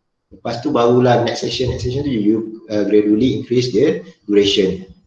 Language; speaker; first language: English; non-native, local second language; Malay